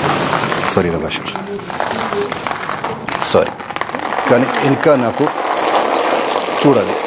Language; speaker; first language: Telugu; non-native, fluent; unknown